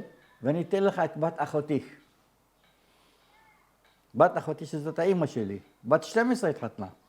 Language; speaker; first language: Hebrew; early bilingual, other home language; Arabic